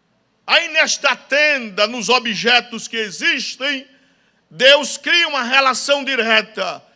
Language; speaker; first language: Portuguese; native; Portuguese